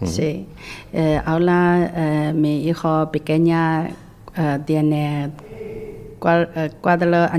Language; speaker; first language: Spanish; non-native, learner; Chinese